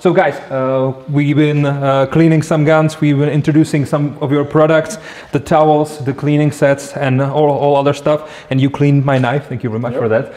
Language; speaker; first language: English; non-native, fluent; Czech